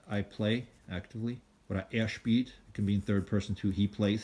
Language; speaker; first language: English; native; English